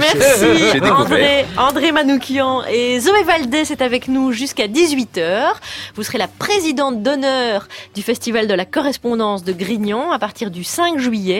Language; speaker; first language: French; native; French